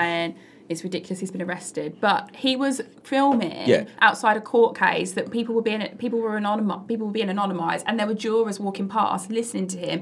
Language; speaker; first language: English; native; English